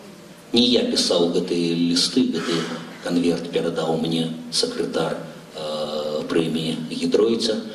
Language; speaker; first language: Belarusian; native; Belarusian